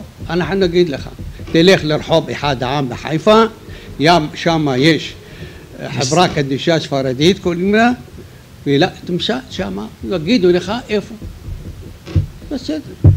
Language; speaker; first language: Hebrew; non-native, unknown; Arabic